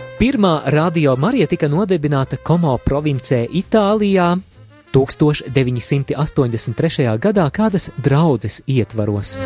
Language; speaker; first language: Latvian; native; Latvian